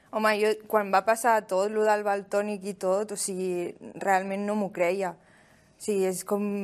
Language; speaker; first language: Catalan; early bilingual, other home language; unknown